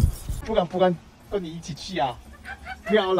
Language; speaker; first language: Chinese; non-native, fluent; Korean